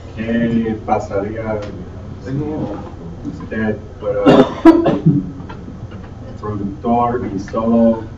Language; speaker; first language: Spanish; non-native, fluent; English